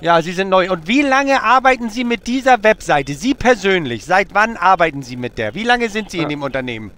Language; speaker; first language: German; native; German